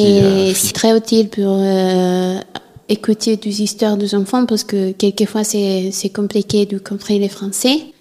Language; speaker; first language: French; non-native, learner; Italian